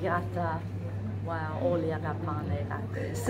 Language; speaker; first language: Greek; non-native, learner; English